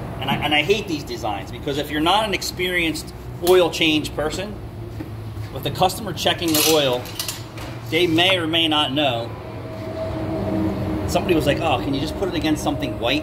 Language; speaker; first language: English; native; English